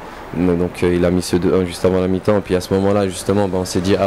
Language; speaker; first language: French; native; French